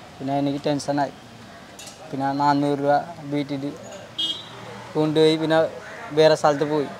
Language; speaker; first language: Malayalam; non-native, learner; Odia